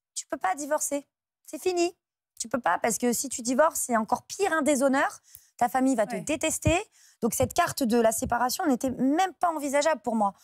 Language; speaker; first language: French; native; French